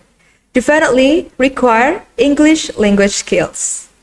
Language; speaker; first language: English; non-native, learner; Indonesian